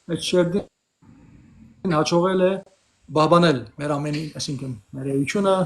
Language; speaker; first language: Armenian; early bilingual, heritage; Armenian